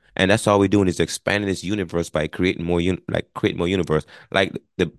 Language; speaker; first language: English; non-native, local second language; Jamaican Creole English